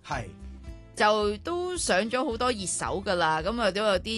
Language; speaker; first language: Cantonese; native; Cantonese